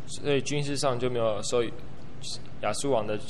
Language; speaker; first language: Chinese; native; Chinese